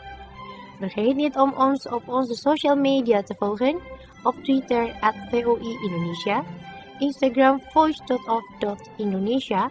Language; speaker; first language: Dutch; non-native, fluent; Indonesian